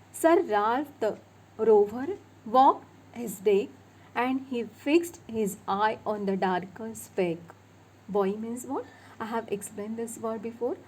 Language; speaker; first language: English; non-native, local second language; Marathi